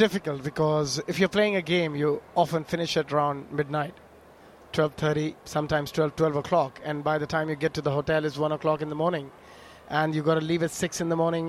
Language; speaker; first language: English; non-native, local second language; Bangla